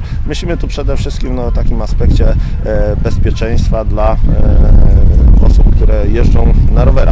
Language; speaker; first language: Polish; native; Polish